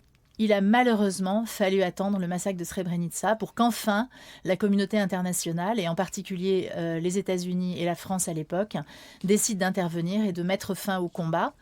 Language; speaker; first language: French; native; French